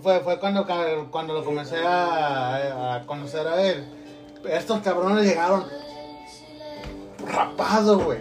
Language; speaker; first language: Spanish; early bilingual, heritage; Spanish